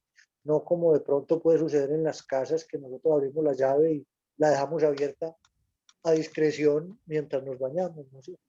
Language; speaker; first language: Spanish; native; Spanish